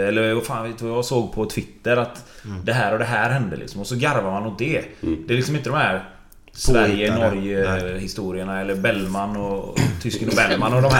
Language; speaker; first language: Swedish; native; Swedish